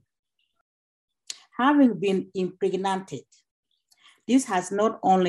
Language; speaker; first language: English; non-native, local second language; Acoli